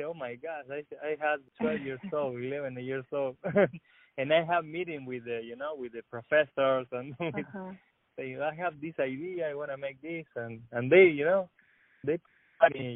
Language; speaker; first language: English; non-native, learner; Spanish